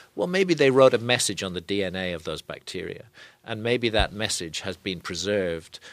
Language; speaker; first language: English; native; English